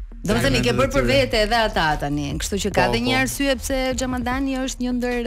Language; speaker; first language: Albanian; native; Albanian